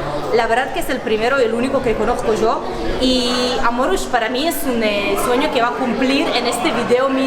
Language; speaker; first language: Spanish; non-native, fluent; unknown